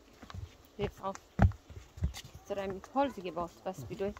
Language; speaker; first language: German; non-native, learner; Amharic